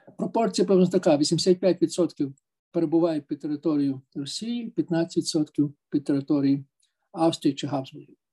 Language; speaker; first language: Ukrainian; native; Ukrainian